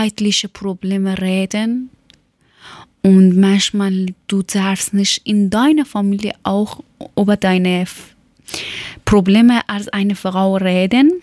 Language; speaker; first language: German; non-native, learner; Persian